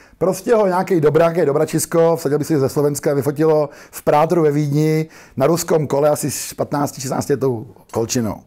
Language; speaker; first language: Czech; native; Czech